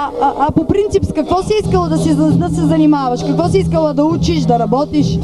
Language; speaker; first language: Bulgarian; native; Bulgarian